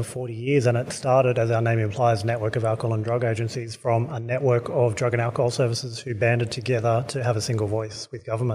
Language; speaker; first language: English; native; English